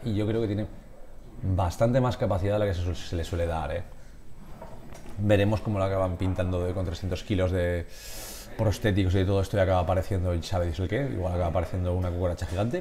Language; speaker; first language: Spanish; native; Spanish